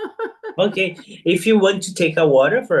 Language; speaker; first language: English; non-native, fluent; Portuguese